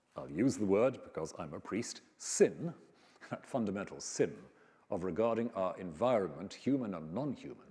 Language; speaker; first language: English; native; English